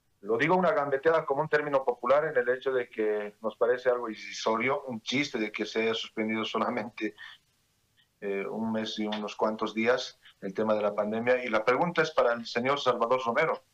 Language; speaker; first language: Spanish; native; Spanish